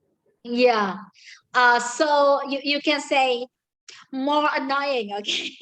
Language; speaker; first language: English; non-native, learner; Vietnamese